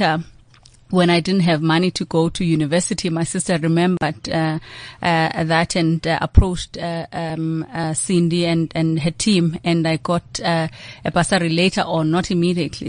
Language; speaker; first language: English; non-native, local second language; Xhosa